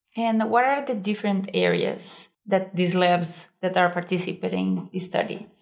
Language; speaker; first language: English; non-native, fluent; Portuguese